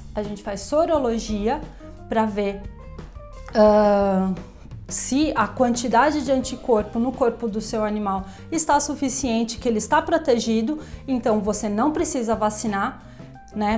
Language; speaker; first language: Portuguese; native; Portuguese